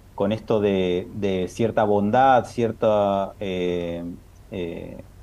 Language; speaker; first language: Spanish; native; Spanish